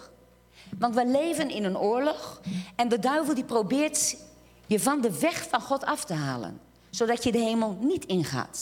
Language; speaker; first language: Dutch; non-native, fluent; Portuguese